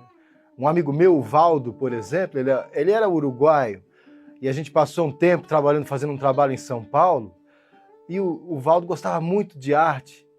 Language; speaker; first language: Portuguese; native; Portuguese